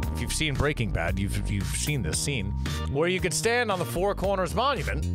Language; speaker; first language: English; native; English